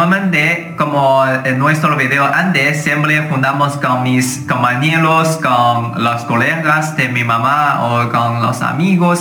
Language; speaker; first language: Spanish; non-native, learner; Chinese